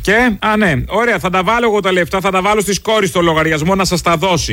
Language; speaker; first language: Greek; native; Greek